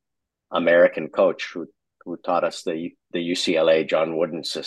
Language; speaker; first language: English; non-native, local second language; Urdu